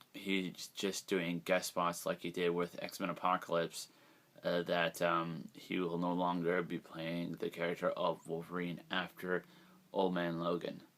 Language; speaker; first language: English; native; English